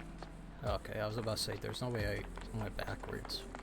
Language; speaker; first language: English; native; English